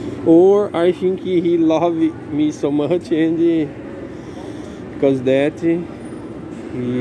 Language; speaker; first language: English; non-native, learner; Portuguese